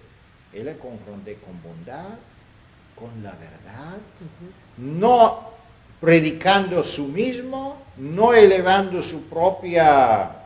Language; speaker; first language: Spanish; non-native, fluent; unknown